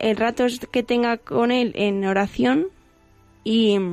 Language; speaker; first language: Spanish; native; Spanish